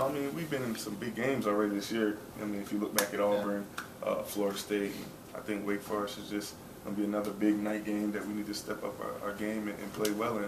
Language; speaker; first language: English; native; English